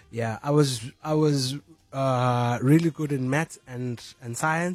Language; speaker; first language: English; non-native, local second language; Zulu